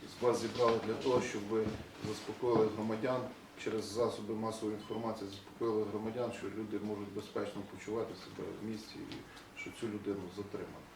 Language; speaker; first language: Ukrainian; native; Ukrainian